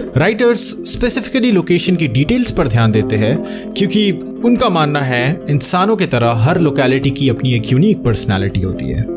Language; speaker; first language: Hindi; non-native, local second language; Bangla